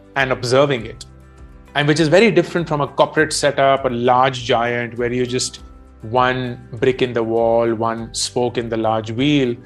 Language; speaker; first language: English; non-native, local second language; Hindi